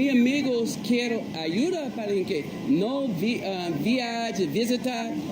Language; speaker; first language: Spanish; non-native, learner; Portuguese